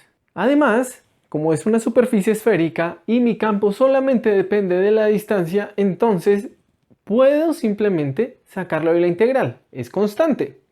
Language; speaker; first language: Spanish; native; Spanish